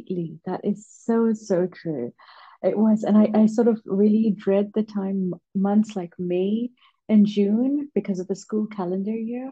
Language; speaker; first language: English; native; English